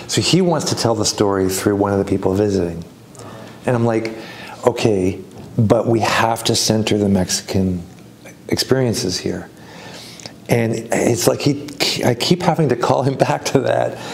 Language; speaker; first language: English; native; English